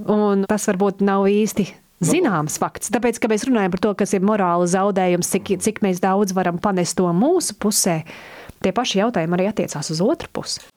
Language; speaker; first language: Latvian; early bilingual, heritage; Latvian